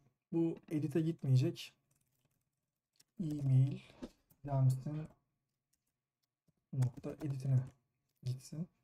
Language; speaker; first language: Turkish; native; Turkish